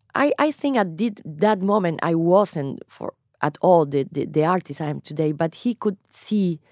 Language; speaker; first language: English; non-native, fluent; Spanish